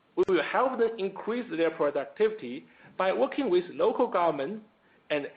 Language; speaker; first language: English; non-native, fluent; Chinese